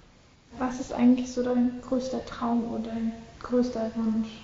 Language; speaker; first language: German; native; German